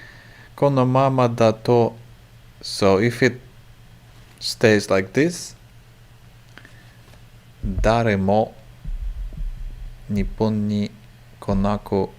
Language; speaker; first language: Japanese; non-native, learner; English